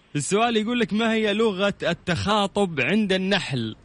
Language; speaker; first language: Arabic; native; Arabic